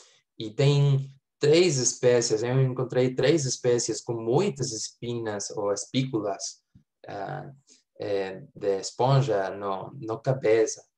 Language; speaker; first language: Portuguese; non-native, fluent; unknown